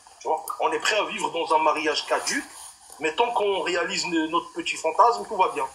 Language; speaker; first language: French; early bilingual, other home language; Arabic